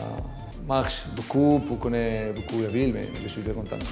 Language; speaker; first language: French; non-native, learner; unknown